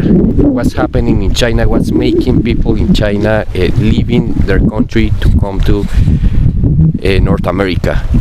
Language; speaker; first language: English; non-native, fluent; Spanish